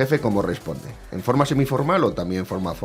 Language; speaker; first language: Spanish; native; Spanish